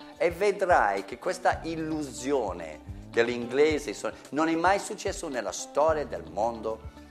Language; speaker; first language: Italian; non-native, fluent; English